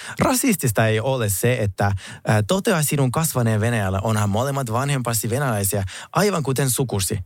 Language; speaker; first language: Finnish; early bilingual, other home language; Russian